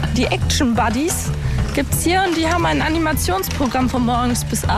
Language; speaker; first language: German; native; German